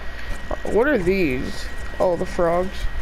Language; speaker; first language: English; native; English